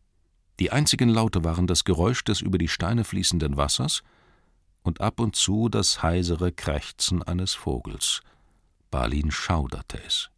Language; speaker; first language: German; native; German